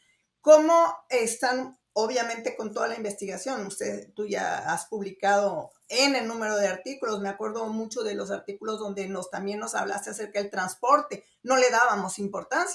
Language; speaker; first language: Spanish; native; Spanish